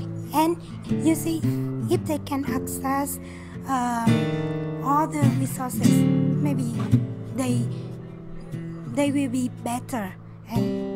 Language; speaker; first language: English; non-native, learner; Vietnamese